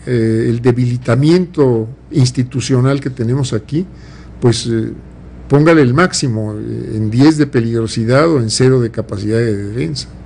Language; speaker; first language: Spanish; native; Spanish